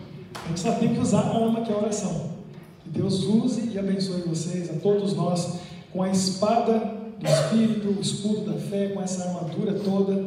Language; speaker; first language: Portuguese; native; Portuguese